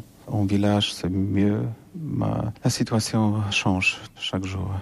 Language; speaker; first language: French; non-native, fluent; Polish